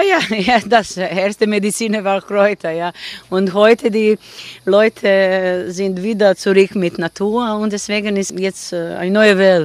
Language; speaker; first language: German; non-native, learner; Croatian